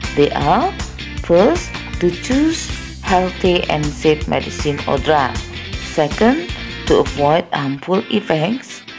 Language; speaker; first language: English; non-native, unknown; Indonesian